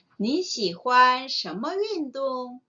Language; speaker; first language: Chinese; non-native, fluent; Korean